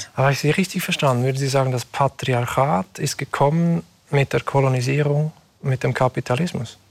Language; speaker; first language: German; native; German